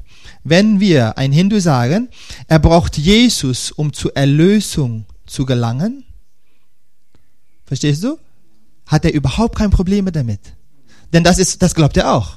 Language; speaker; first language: German; non-native, fluent; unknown